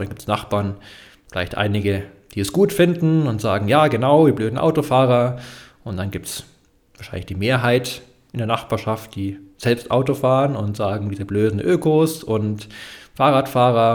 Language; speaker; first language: German; native; German